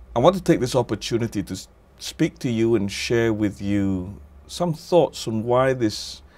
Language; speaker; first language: English; non-native, local second language; Malay